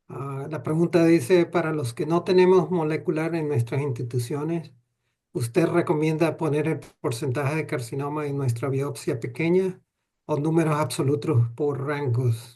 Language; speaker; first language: Spanish; non-native, fluent; English